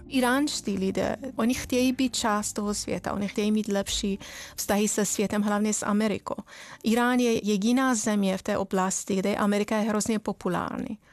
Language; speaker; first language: Czech; non-native, fluent; Persian